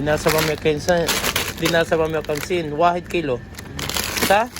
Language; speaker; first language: Arabic; non-native, learner; Filipino